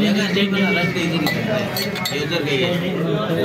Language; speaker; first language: Hindi; native; Hindi